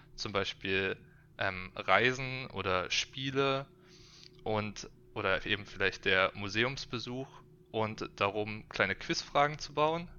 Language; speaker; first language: German; native; German